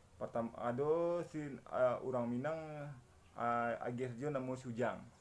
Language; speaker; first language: Malay; non-native, local second language; Minangkabau